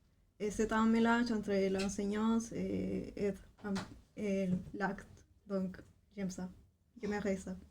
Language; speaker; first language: French; non-native, fluent; Spanish